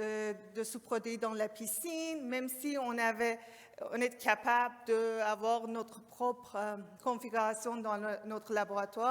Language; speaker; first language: French; non-native, learner; Persian